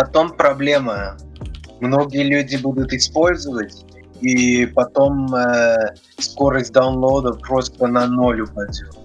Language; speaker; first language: Russian; early bilingual, heritage; Russian